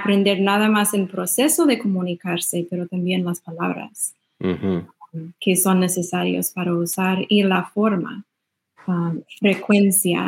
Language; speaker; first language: Spanish; non-native, fluent; English